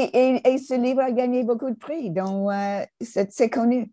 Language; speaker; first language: French; non-native, fluent; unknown